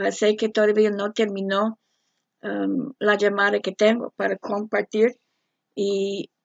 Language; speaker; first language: Spanish; non-native, fluent; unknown